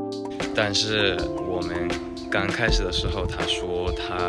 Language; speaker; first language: Chinese; non-native, fluent; Japanese